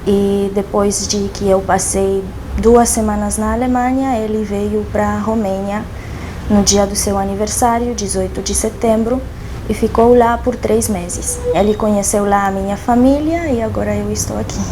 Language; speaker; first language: Portuguese; non-native, fluent; Romanian